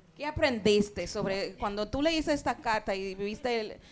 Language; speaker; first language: Spanish; early bilingual, heritage; Spanish